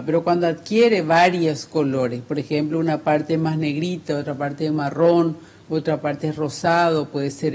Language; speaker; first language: Spanish; native; Spanish